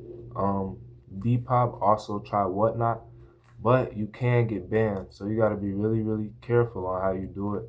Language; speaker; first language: English; native; English